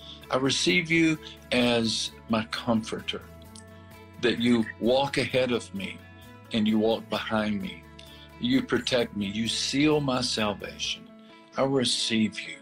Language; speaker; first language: English; native; English